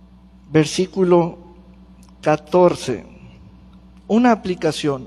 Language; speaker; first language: Spanish; native; Spanish